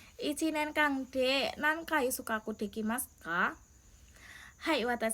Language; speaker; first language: Japanese; non-native, learner; Indonesian